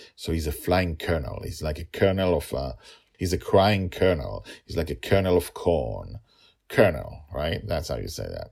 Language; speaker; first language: English; non-native, fluent; Hebrew